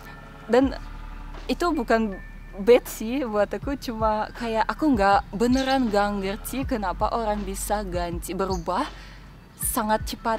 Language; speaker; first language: Indonesian; non-native, fluent; Russian